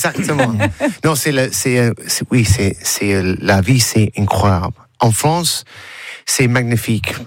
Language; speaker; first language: French; non-native, learner; English